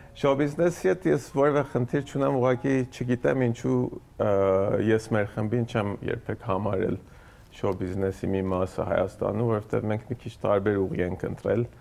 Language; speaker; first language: Armenian; early bilingual, heritage; Armenian